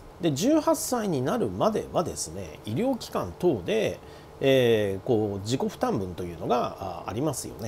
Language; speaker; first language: Japanese; native; Japanese